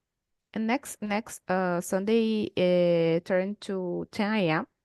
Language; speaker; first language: English; non-native, learner; Portuguese